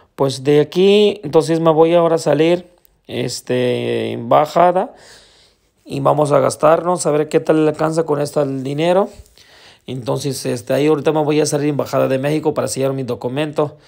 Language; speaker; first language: Spanish; non-native, learner; Urdu